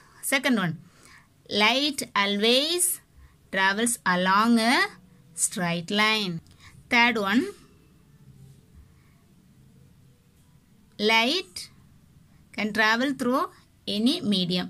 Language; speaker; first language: English; non-native, local second language; Tamil